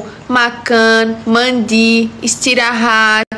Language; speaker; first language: Indonesian; non-native, learner; Portuguese